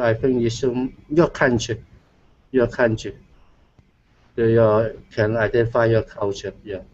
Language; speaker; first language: English; non-native, learner; Cantonese